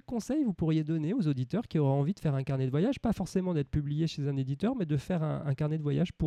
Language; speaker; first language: French; native; French